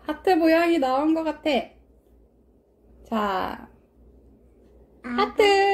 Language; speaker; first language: Korean; native; Korean